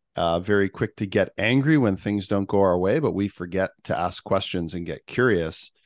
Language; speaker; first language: English; native; English